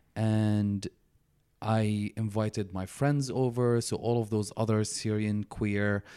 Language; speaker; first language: English; non-native, fluent; Arabic